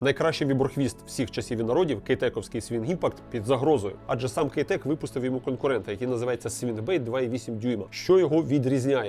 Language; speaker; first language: Ukrainian; native; Ukrainian